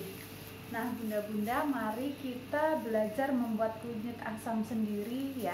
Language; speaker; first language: Indonesian; non-native, local second language; Javanese